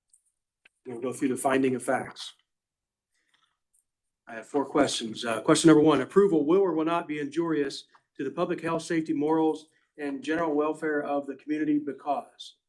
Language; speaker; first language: English; native; English